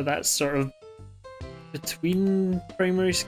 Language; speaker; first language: English; native; English